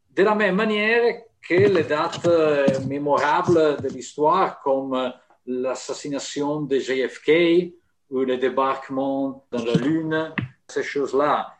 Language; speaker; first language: French; non-native, fluent; Italian